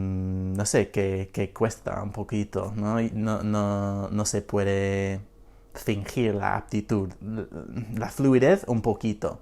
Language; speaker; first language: Spanish; non-native, fluent; English